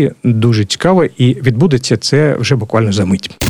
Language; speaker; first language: Ukrainian; native; Ukrainian